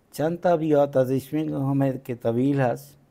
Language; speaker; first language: Persian; non-native, fluent; Punjabi